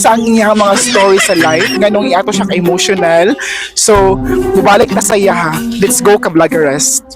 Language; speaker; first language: Cebuano; native; Cebuano